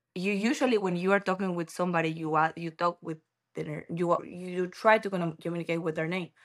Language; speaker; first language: English; non-native, learner; Spanish